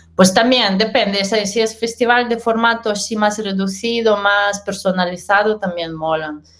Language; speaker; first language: Spanish; non-native, fluent; Russian